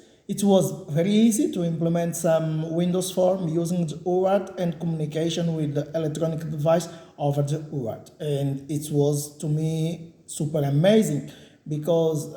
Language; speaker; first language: English; non-native, learner; Portuguese